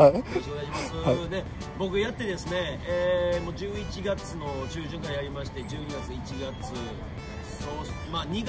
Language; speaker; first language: Japanese; native; Japanese